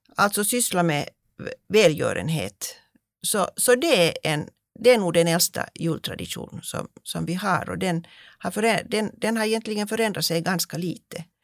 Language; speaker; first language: Swedish; native; Swedish